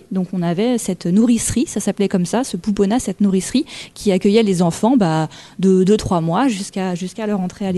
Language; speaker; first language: French; native; French